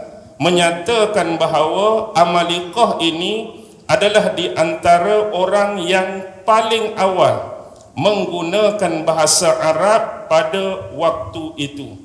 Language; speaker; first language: Malay; native; Malay